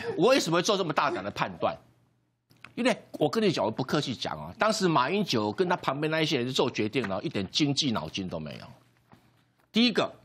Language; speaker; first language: Chinese; native; Chinese